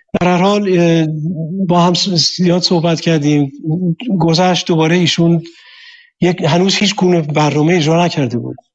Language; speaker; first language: Persian; native; Persian